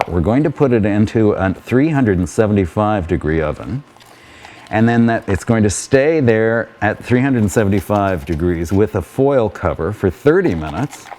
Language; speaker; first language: English; native; English